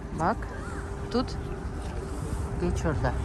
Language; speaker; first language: Turkish; non-native, learner; Russian